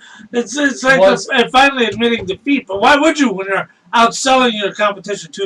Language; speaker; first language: English; native; English